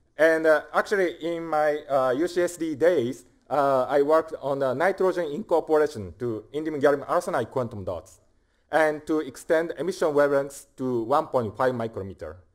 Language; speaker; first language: English; non-native, fluent; Japanese